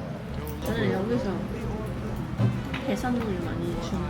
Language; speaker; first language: Korean; non-native, fluent; Swedish